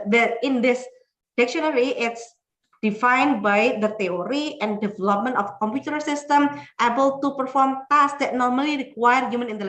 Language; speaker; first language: English; non-native, fluent; Indonesian